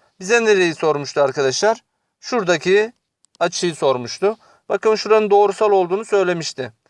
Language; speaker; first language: Turkish; native; Turkish